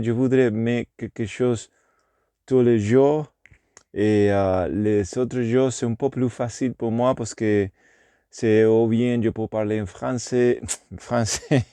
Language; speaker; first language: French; non-native, learner; Spanish